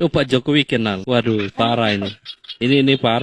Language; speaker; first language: Indonesian; native; Indonesian